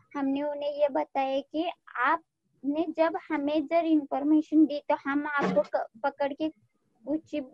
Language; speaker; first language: Hindi; non-native, local second language; Marathi